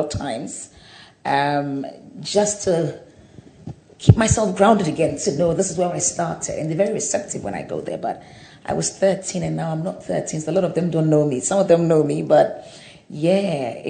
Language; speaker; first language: English; non-native, local second language; Akan